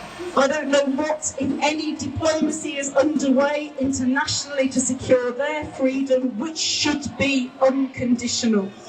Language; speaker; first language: English; native; English